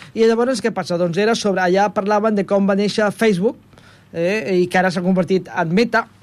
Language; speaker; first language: Catalan; non-native, local second language; Spanish